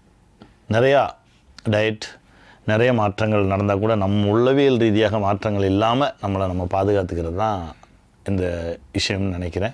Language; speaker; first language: Tamil; native; Tamil